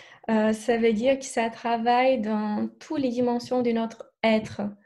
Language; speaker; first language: French; non-native, fluent; Portuguese